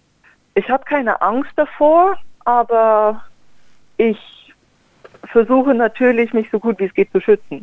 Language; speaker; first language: German; native; German